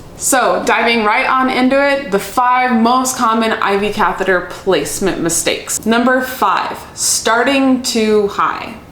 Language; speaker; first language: English; native; English